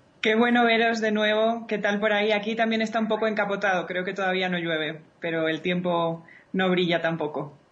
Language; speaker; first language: Spanish; native; Spanish